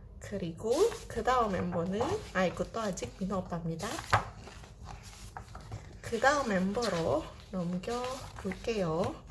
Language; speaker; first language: Korean; non-native, fluent; Indonesian